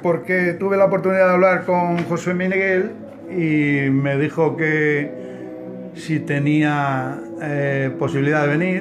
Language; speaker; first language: Spanish; native; Spanish